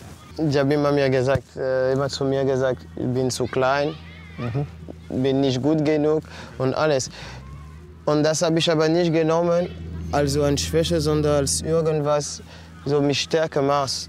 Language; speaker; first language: German; non-native, fluent; French